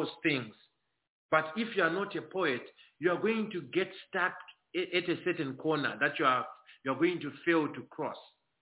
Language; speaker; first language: English; non-native, local second language; Shona